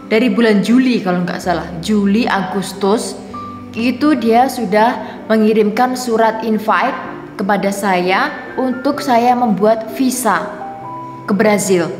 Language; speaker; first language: Indonesian; native; Indonesian